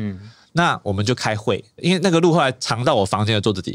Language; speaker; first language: Chinese; native; Chinese